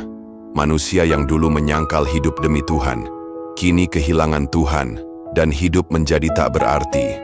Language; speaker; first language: Indonesian; native; Indonesian